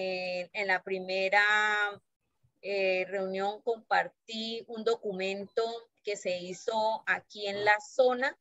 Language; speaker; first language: Spanish; native; Spanish